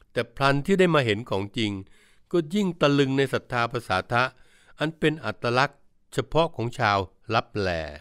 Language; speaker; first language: Thai; native; Thai